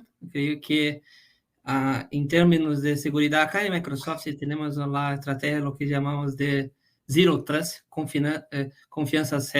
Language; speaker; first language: Spanish; non-native, fluent; Portuguese